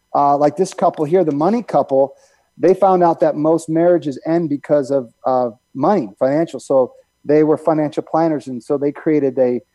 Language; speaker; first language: English; native; English